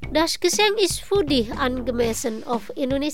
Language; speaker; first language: German; non-native, fluent; Indonesian